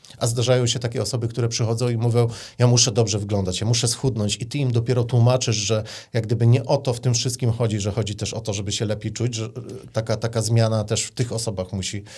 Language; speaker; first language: Polish; native; Polish